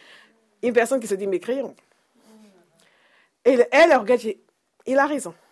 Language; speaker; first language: French; non-native, fluent; English